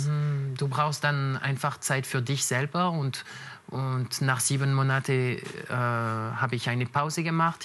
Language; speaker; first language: German; non-native, local second language; French